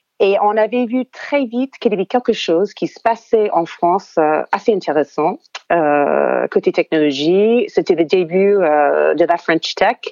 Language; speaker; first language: French; non-native, fluent; English